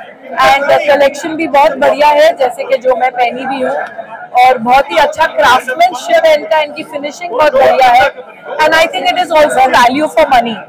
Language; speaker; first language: Hindi; native; Hindi